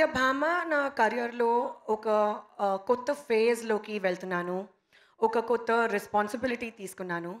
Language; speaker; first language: Telugu; non-native, local second language; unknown